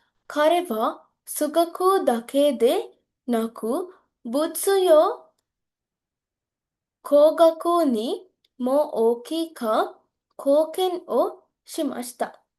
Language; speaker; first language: Japanese; non-native, learner; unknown